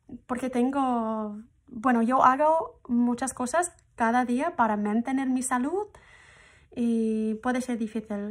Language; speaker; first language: Spanish; non-native, fluent; English